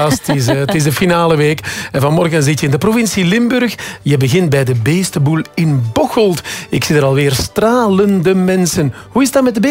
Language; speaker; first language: Dutch; native; Dutch